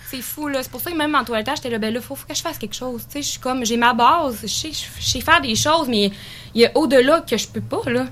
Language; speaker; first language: French; native; French